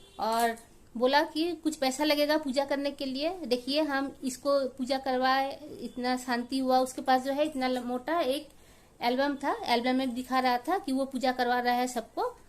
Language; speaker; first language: Hindi; non-native, local second language; Bangla